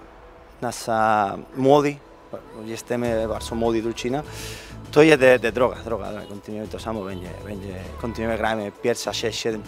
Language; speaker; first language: Polish; non-native, learner; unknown